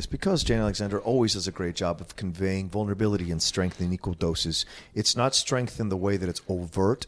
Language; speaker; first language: English; native; English